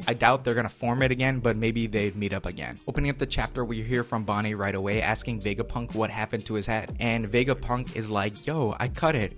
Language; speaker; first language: English; native; English